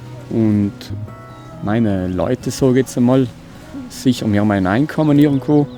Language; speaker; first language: German; native; German